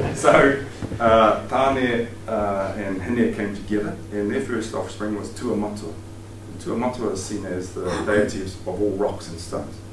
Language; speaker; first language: English; native; English